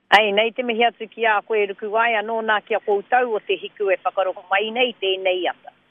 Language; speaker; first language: Māori; non-native, local second language; English